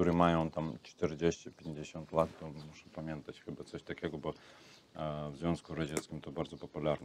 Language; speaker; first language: Polish; non-native, learner; Russian